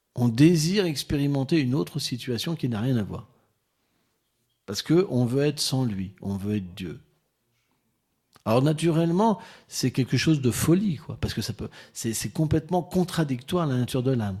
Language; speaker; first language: French; native; French